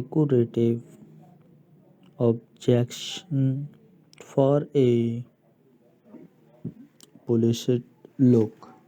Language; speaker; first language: English; non-native, local second language; Urdu